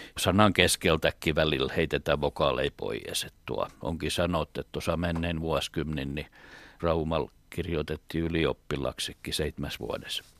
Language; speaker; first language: Finnish; native; Finnish